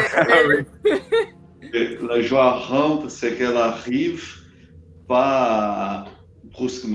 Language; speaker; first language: French; non-native, learner; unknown